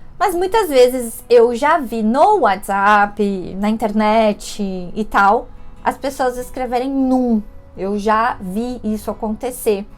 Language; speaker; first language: Portuguese; native; Portuguese